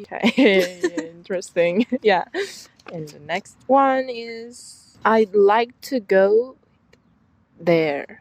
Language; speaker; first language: English; non-native, fluent; Korean